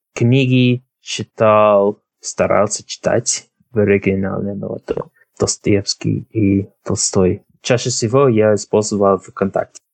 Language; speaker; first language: Russian; non-native, fluent; English